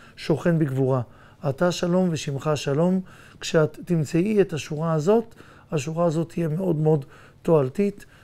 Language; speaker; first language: Hebrew; native; Hebrew